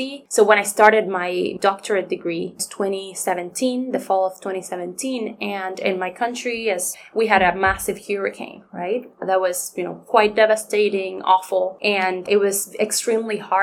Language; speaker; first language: English; non-native, fluent; Spanish